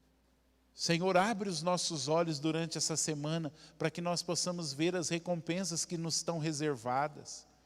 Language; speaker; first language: Portuguese; native; Portuguese